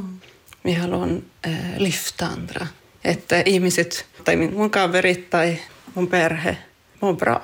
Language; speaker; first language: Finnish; non-native, local second language; Swedish